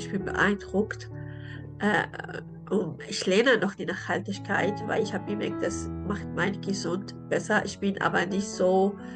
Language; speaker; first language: German; non-native, learner; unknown